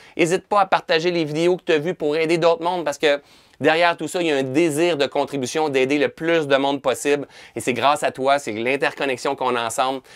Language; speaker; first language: French; native; French